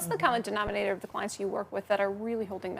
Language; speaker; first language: English; native; English